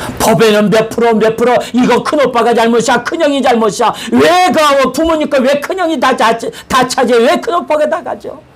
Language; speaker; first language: Korean; native; Korean